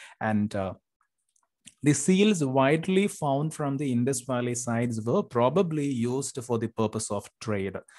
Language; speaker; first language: English; non-native, local second language; Malayalam